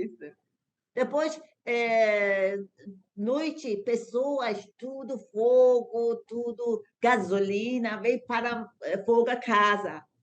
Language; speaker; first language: Portuguese; non-native, learner; Persian